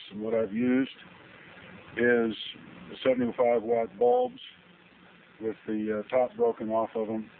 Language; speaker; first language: English; native; English